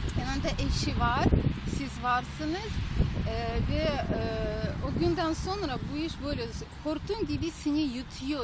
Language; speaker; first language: Turkish; non-native, learner; Russian